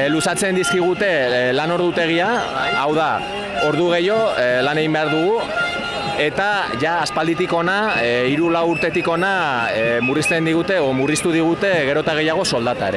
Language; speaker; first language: Basque; non-native, local second language; Spanish